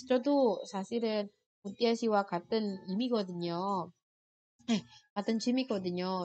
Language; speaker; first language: Korean; non-native, fluent; Indonesian